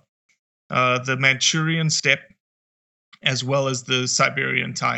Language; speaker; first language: English; native; English